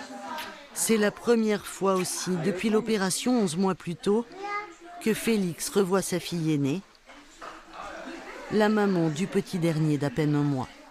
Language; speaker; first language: French; native; French